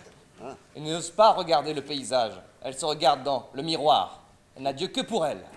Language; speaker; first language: French; native; French